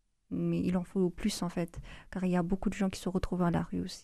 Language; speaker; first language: French; non-native, fluent; Amharic